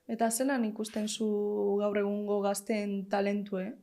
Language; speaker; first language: Basque; native; Basque